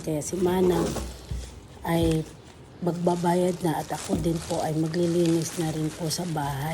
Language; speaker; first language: Filipino; non-native, local second language; Cebuano